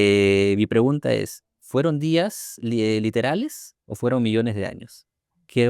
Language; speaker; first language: Spanish; native; Spanish